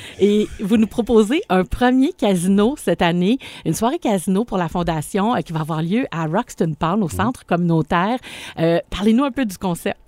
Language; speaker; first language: French; native; French